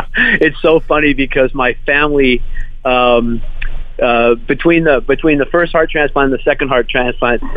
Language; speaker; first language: English; native; English